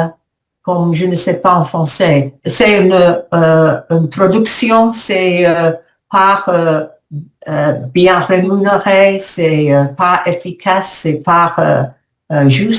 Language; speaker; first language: French; non-native, learner; English